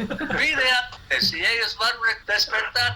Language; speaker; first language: Spanish; non-native, fluent; English